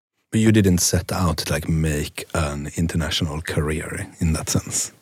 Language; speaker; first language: English; non-native, fluent; Swedish